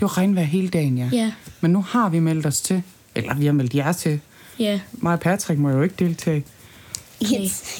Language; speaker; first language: Danish; native; Danish